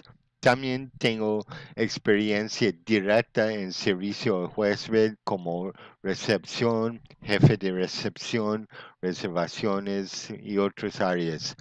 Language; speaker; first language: Spanish; non-native, fluent; English